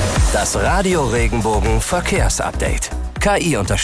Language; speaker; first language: German; native; German